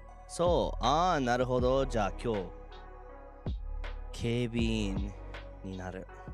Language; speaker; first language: Japanese; non-native, learner; English